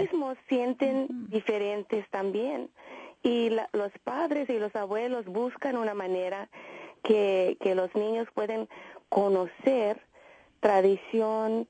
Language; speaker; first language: Spanish; early bilingual, heritage; Spanish